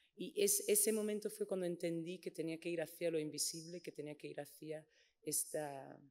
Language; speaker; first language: Spanish; non-native, fluent; English